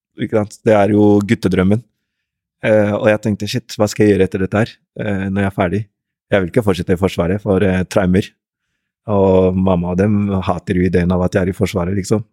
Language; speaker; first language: Norwegian; early bilingual, other home language; Rundi